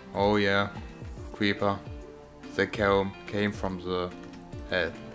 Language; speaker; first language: English; non-native, learner; German